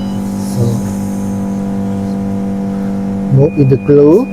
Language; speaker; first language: English; non-native, learner; Thai